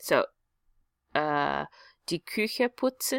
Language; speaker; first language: German; non-native, fluent; English